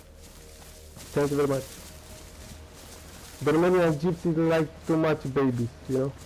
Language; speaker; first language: English; non-native, learner; Romanian